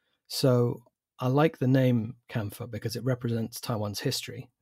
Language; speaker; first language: English; native; English